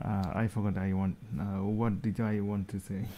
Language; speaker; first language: English; non-native, learner; Japanese